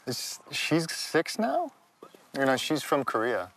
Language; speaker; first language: English; native; English